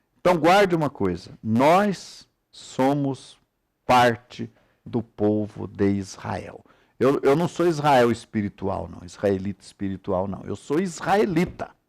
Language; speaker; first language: Portuguese; native; Portuguese